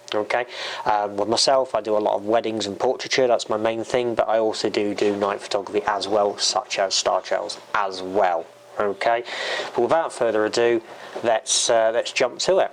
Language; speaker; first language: English; native; English